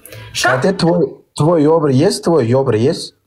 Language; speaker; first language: Russian; non-native, learner; Uzbek